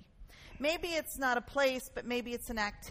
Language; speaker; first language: English; native; English